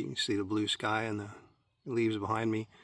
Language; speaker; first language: English; native; English